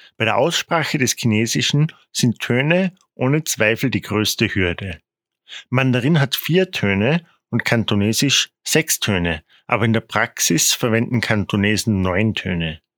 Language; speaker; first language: German; non-native, fluent; Korean